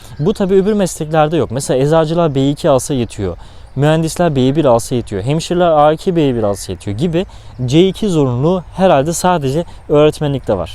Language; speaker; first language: Turkish; early bilingual, heritage; Turkish